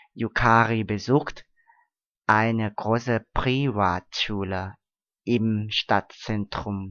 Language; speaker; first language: German; non-native, fluent; Thai